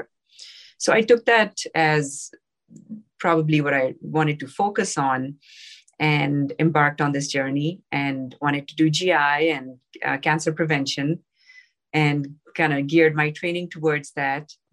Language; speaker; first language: English; non-native, local second language; Urdu